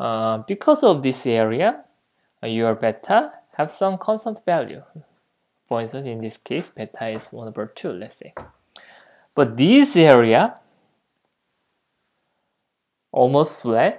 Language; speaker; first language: English; non-native, fluent; Korean